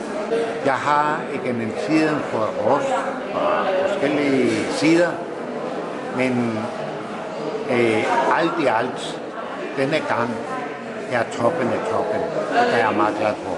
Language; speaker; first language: Danish; non-native, fluent; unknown